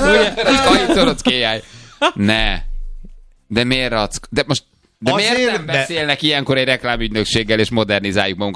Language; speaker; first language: Hungarian; native; Hungarian